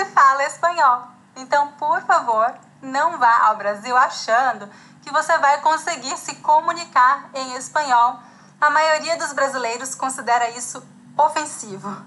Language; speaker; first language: Portuguese; native; Portuguese